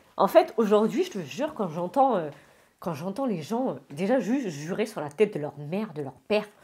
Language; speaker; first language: French; native; French